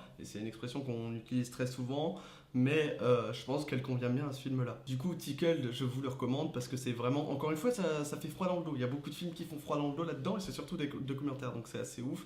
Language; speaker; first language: French; native; French